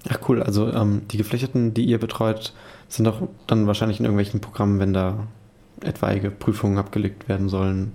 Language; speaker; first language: German; native; German